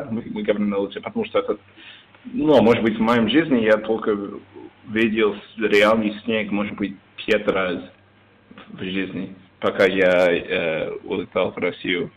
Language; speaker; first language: Russian; non-native, learner; English